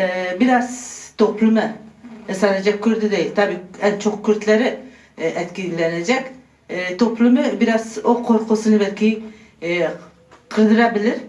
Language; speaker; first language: Turkish; non-native, local second language; Kurdish